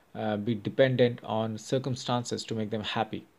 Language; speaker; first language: English; non-native, local second language; Hindi